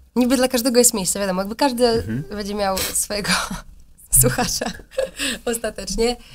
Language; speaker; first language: Polish; native; Polish